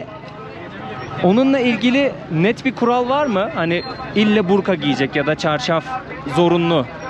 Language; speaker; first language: Turkish; native; Turkish